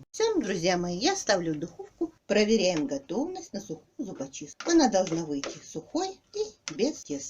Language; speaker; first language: Russian; native; Russian